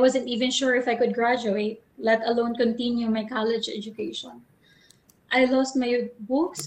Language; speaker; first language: English; non-native, local second language; Waray